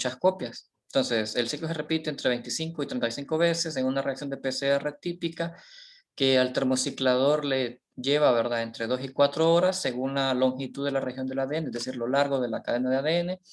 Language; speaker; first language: Spanish; native; Spanish